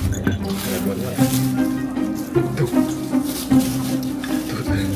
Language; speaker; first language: Japanese; non-native, learner; Korean